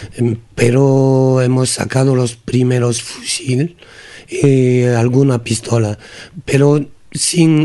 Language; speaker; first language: Spanish; non-native, learner; French